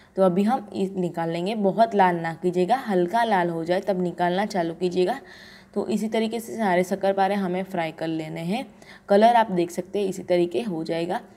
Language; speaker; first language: Hindi; non-native, local second language; Gujarati